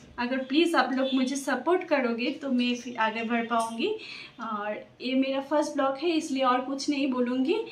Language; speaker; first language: Hindi; non-native, local second language; Bangla